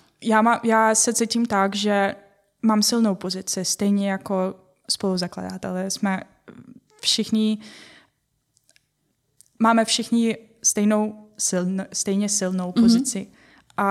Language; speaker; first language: Czech; non-native, fluent; Ukrainian